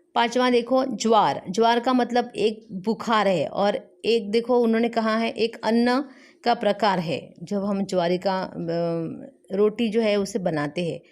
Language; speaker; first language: Hindi; non-native, local second language; Marathi